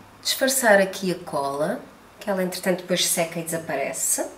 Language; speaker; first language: Portuguese; native; Portuguese